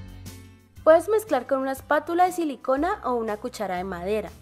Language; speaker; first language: Spanish; native; Spanish